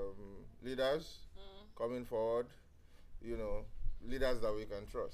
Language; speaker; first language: English; non-native, local second language; Yoruba